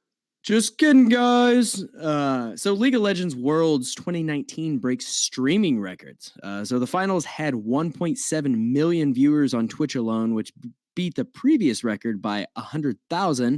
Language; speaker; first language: English; native; English